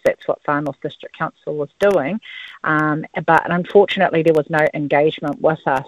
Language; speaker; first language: English; native; English